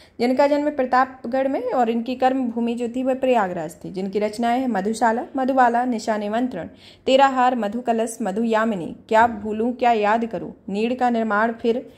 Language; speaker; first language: Hindi; native; Hindi